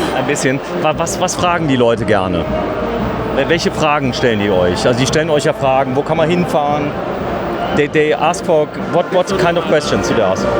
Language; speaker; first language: German; native; German